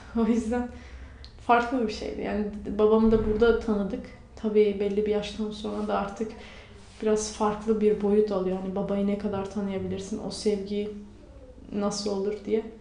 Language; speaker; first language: Turkish; non-native, local second language; Kurdish